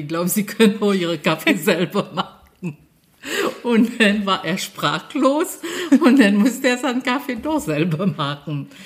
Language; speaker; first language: German; non-native, fluent; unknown